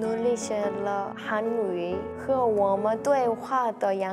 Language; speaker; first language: Chinese; non-native, learner; Korean